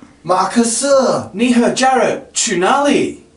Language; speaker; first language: Chinese; non-native, learner; English